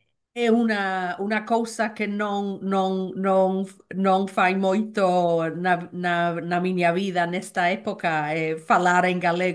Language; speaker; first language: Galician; non-native, learner; Welsh